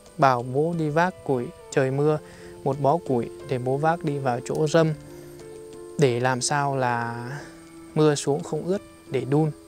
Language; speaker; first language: Vietnamese; native; Vietnamese